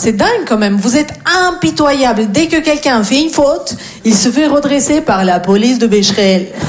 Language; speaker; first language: French; non-native, fluent; Russian